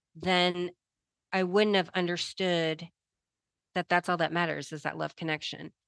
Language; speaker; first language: English; native; English